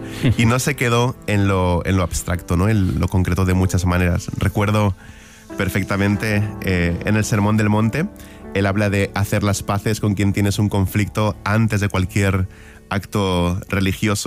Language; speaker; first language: Spanish; native; Spanish